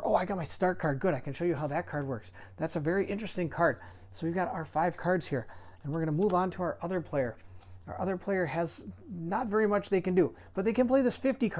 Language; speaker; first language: English; native; English